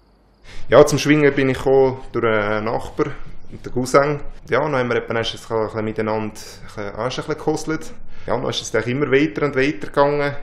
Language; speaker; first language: German; native; German